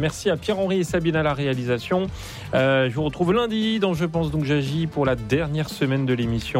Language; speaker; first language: French; native; French